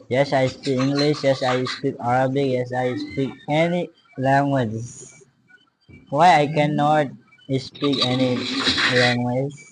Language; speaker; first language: English; non-native, learner; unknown